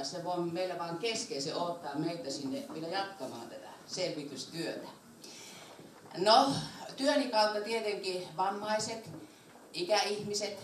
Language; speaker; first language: Finnish; native; Finnish